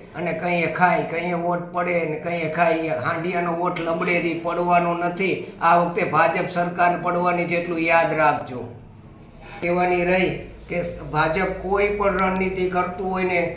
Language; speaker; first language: Gujarati; native; Gujarati